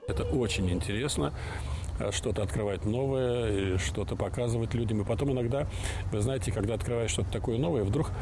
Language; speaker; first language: Russian; native; Russian